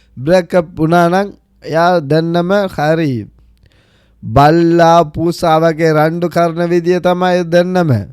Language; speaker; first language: Sinhala; early bilingual, heritage; Sinhala